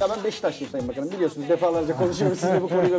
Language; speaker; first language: Turkish; native; Turkish